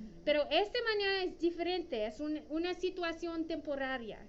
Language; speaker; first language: Spanish; non-native, fluent; English